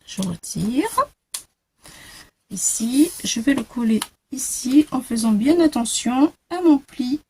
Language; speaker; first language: French; native; French